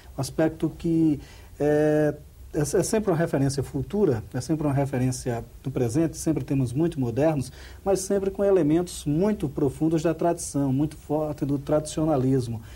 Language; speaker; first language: Portuguese; native; Portuguese